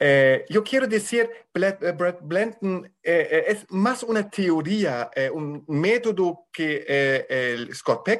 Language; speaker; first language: Spanish; non-native, fluent; German